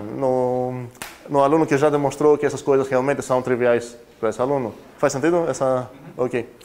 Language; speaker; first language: Portuguese; non-native, fluent; Greek